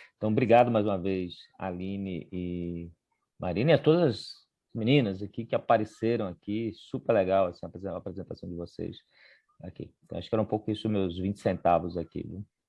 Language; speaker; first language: Portuguese; native; Portuguese